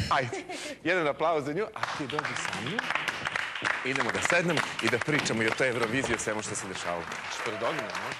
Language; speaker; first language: Serbian; native; Serbian